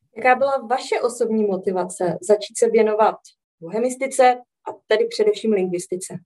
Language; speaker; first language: Czech; native; Czech